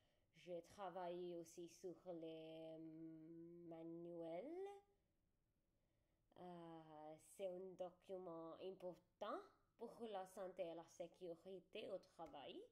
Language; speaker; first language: French; non-native, learner; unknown